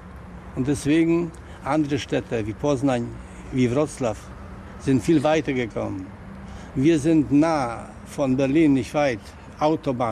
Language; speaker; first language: German; non-native, fluent; Polish